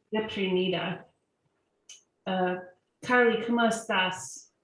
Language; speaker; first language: Spanish; non-native, learner; English